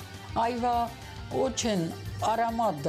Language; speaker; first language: Russian; non-native, learner; Armenian